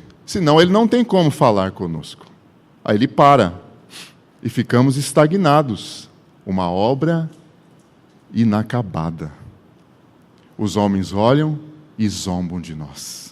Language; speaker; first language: Portuguese; native; Portuguese